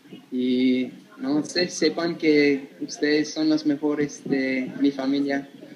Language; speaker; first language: Spanish; non-native, fluent; English